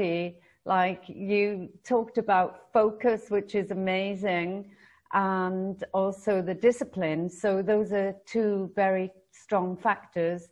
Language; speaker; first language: English; native; English